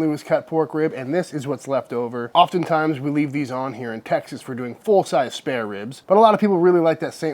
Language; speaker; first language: English; native; English